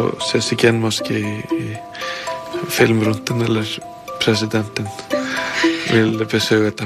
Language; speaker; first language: Danish; non-native, fluent; Icelandic